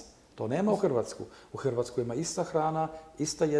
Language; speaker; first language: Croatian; non-native, learner; German